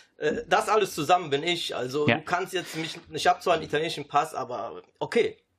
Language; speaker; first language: German; native; German